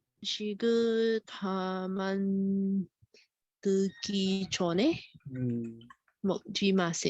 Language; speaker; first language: Korean; non-native, learner; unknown